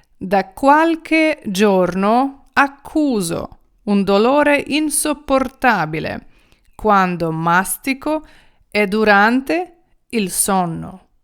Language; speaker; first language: Italian; non-native, fluent; Ukrainian